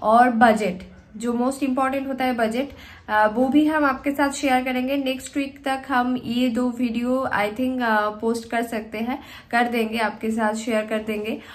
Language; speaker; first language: Hindi; non-native, local second language; Bangla